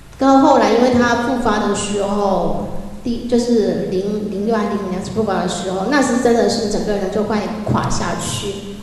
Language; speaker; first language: Chinese; non-native, local second language; Cantonese